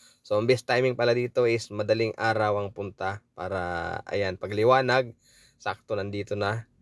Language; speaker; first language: Filipino; native; Filipino